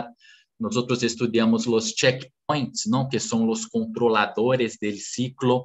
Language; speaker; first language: Spanish; non-native, fluent; Portuguese